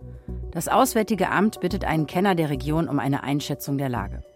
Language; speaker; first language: German; native; German